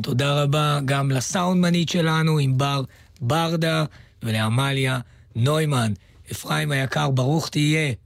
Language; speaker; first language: Hebrew; native; Hebrew